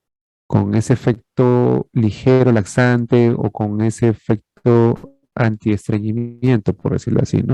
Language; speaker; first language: Spanish; native; Spanish